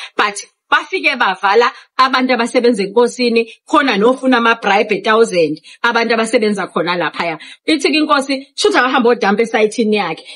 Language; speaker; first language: Zulu; non-native, local second language; South Ndebele